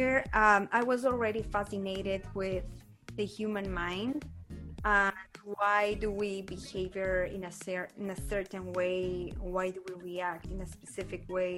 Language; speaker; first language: English; non-native, fluent; Spanish